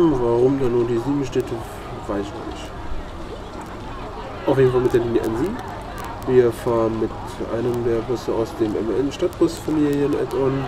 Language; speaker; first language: German; native; German